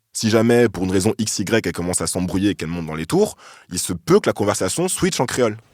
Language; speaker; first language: French; native; French